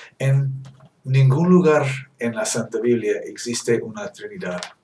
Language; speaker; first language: Spanish; non-native, learner; English